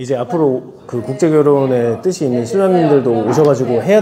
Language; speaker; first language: Korean; native; Korean